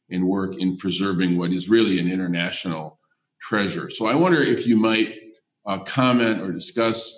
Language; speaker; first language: English; native; English